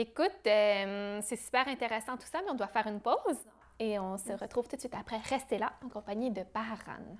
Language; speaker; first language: French; native; French